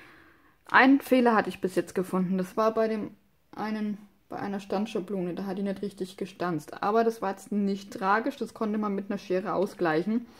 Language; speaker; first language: German; non-native, fluent; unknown